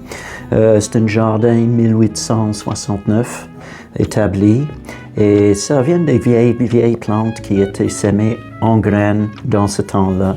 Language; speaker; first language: French; non-native, fluent; English